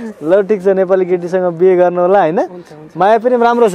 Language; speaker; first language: Nepali; native; Nepali